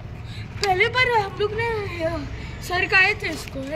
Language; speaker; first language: Hindi; native; Hindi